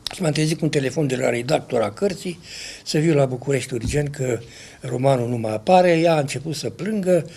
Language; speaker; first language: Romanian; native; Romanian